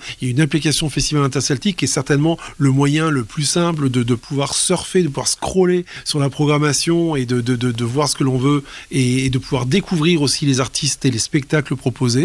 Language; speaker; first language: French; native; French